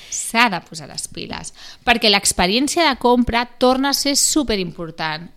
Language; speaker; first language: Catalan; non-native, local second language; Spanish